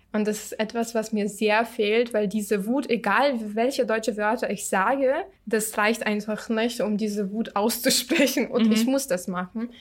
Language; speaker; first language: German; non-native, fluent; Ukrainian